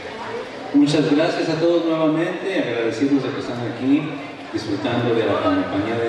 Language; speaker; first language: Spanish; native; Spanish